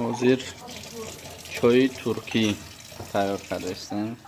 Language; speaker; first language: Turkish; non-native, fluent; Tajik